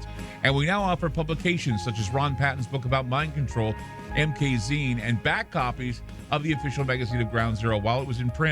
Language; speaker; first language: English; native; English